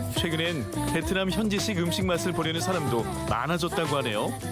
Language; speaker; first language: Korean; native; Korean